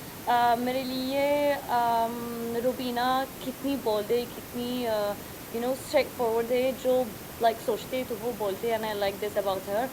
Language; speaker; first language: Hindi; non-native, learner; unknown